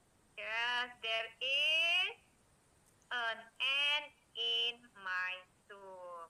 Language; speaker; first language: English; non-native, learner; Indonesian